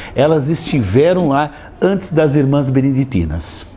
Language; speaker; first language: Portuguese; native; Portuguese